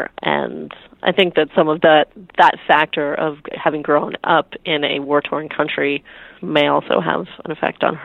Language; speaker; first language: English; native; English